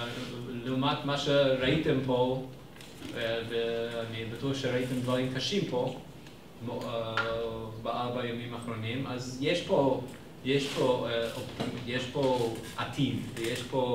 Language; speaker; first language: Hebrew; non-native, fluent; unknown